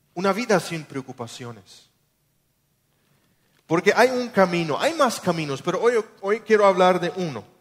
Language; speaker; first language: Spanish; non-native, local second language; German